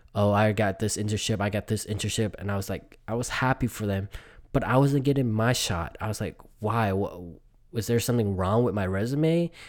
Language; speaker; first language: English; early bilingual, other home language; Vietnamese